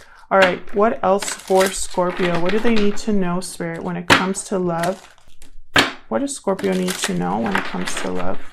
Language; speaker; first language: English; native; English